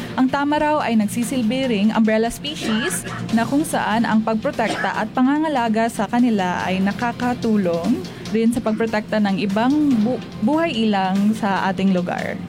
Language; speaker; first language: Filipino; non-native, local second language; Cebuano